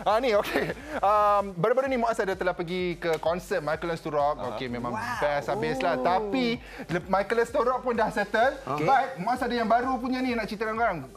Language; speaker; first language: Malay; native; Malay